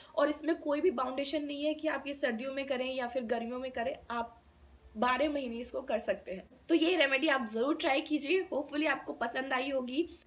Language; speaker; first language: Hindi; native; Hindi